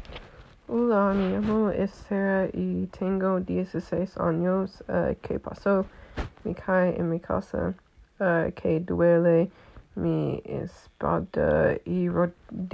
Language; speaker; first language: Spanish; non-native, learner; English